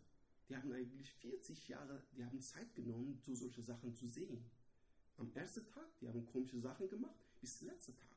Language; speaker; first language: German; non-native, learner; Persian